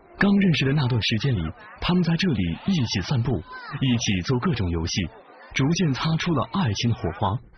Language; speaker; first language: Chinese; native; Chinese